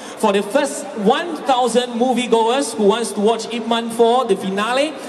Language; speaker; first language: English; non-native, local second language; Chinese